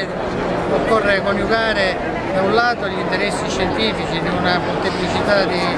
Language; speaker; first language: Italian; native; Italian